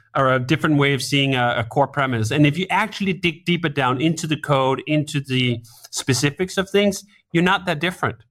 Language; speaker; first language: English; non-native, fluent; Danish